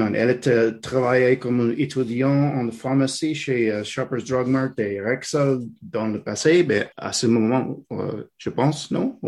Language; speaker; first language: French; non-native, learner; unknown